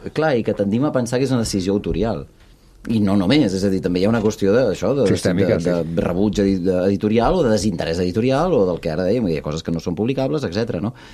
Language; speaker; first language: Catalan; early bilingual, other home language; Russian